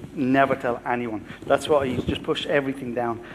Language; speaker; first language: English; native; English